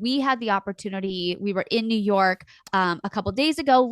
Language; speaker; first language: English; native; English